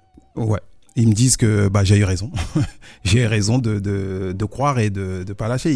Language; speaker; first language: French; early bilingual, other home language; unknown